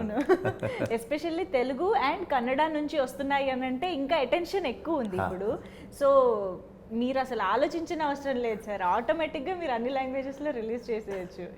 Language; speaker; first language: Telugu; native; Telugu